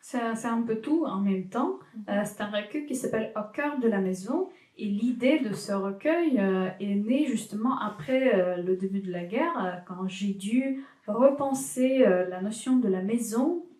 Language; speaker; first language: French; non-native, fluent; Ukrainian